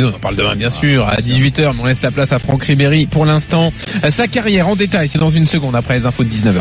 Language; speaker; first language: French; native; French